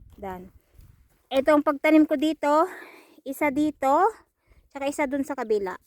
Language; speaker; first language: Filipino; non-native, local second language; Iloko